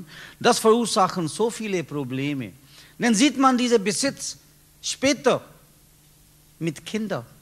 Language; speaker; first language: German; non-native, learner; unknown